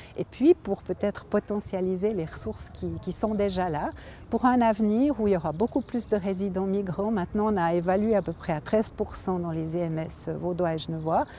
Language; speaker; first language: French; native; French